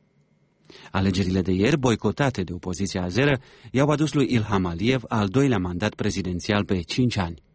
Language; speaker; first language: Romanian; native; Romanian